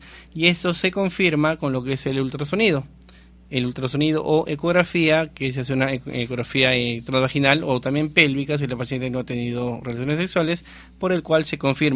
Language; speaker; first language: Spanish; native; Spanish